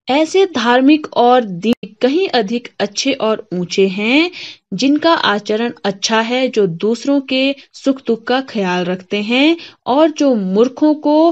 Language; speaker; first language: Hindi; native; Hindi